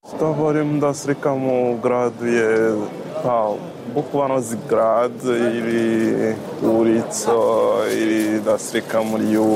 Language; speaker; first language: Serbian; non-native, learner; Rundi